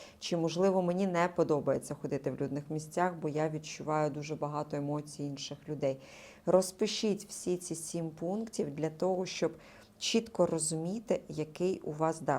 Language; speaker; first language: Ukrainian; native; Ukrainian